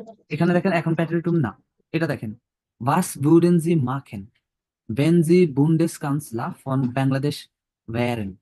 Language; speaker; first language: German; non-native, learner; Bangla